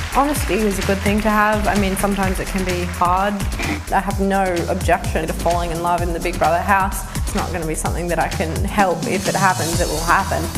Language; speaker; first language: English; native; English